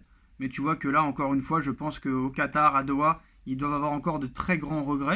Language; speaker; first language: French; native; French